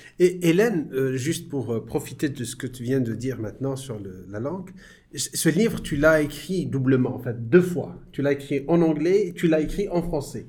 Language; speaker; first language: French; non-native, local second language; Arabic